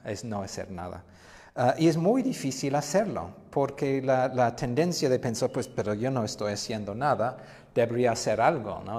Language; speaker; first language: Spanish; non-native, fluent; English